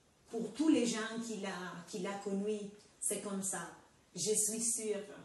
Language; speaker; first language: French; non-native, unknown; Italian